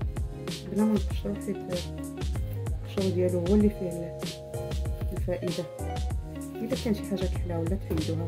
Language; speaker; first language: Arabic; native; Arabic